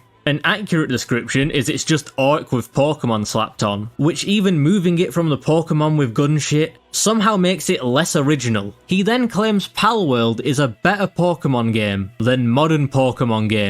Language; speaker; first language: English; native; English